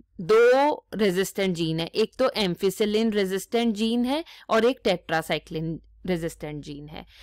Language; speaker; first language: Hindi; native; Hindi